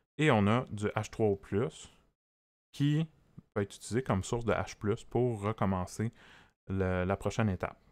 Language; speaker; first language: French; native; French